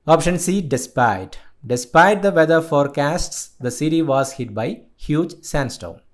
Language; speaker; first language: English; non-native, local second language; Malayalam